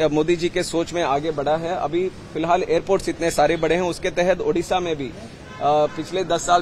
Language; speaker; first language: Hindi; non-native, local second language; Telugu